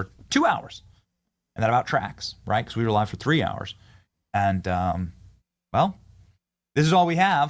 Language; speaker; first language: English; native; English